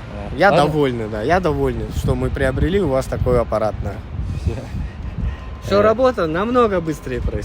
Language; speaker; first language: Russian; native; Russian